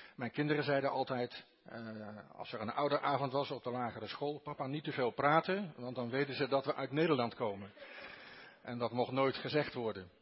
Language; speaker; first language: Dutch; native; Dutch